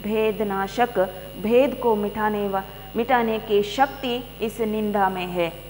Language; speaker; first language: Hindi; non-native, local second language; Kannada